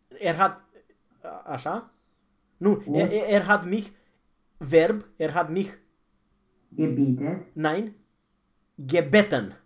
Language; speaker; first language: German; non-native, fluent; Romanian